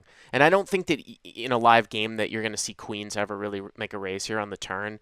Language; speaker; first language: English; native; English